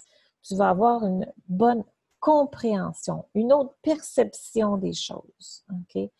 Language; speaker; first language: French; native; French